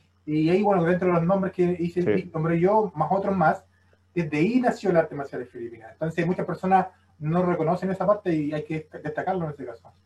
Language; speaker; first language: Spanish; native; Spanish